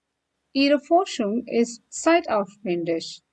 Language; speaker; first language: German; non-native, fluent; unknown